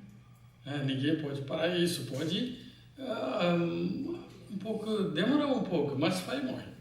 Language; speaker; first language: Portuguese; non-native, fluent; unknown